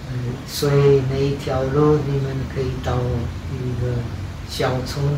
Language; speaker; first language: Chinese; non-native, fluent; Czech